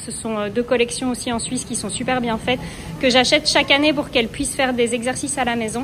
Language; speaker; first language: French; native; French